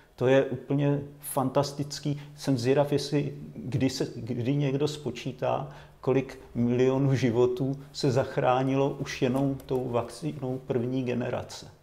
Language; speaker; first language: Czech; native; Czech